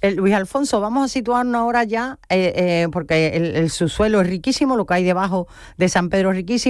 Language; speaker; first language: Spanish; native; Spanish